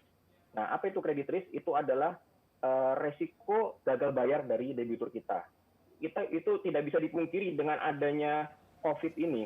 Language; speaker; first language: Indonesian; native; Indonesian